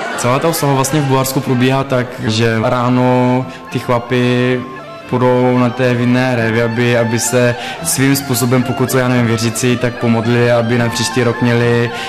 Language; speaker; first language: Czech; non-native, fluent; Bulgarian